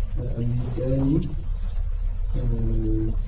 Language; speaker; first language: Arabic; non-native, learner; French